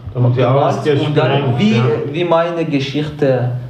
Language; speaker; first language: German; non-native, learner; Persian